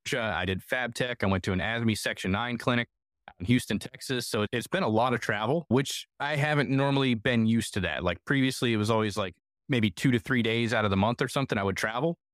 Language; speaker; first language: English; native; English